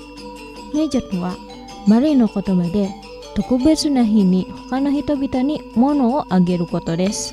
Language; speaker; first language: Japanese; non-native, fluent; Indonesian